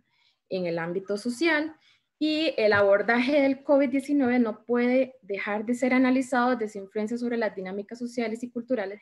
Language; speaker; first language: Spanish; native; Spanish